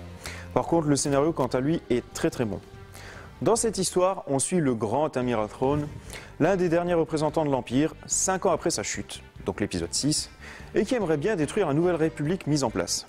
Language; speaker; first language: French; native; French